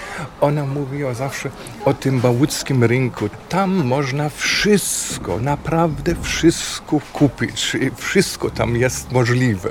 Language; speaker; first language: Polish; non-native, fluent; German